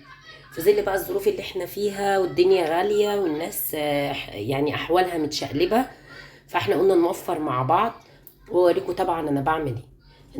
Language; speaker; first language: Arabic; native; Arabic